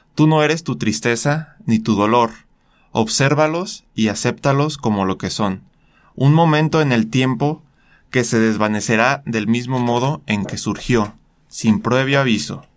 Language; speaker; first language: Spanish; native; Spanish